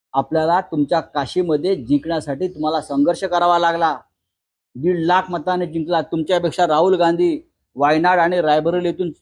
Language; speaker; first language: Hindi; non-native, local second language; Marathi